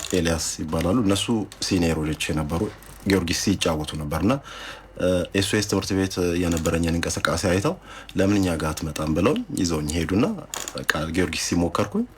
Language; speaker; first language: Amharic; native; Amharic